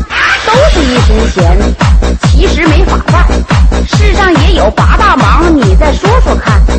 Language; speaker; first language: Chinese; native; Chinese